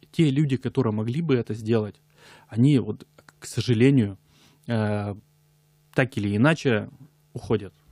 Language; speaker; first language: Russian; native; Russian